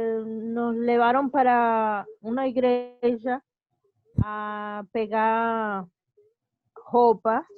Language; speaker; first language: Portuguese; non-native, learner; Spanish